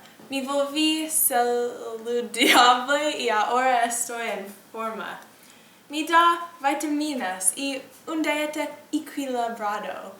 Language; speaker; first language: Spanish; non-native, learner; English